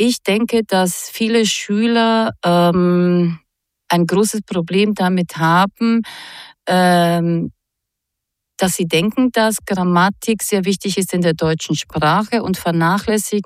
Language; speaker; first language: German; non-native, fluent; Croatian